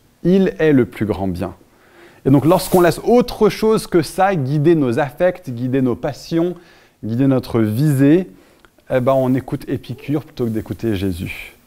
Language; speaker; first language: French; native; French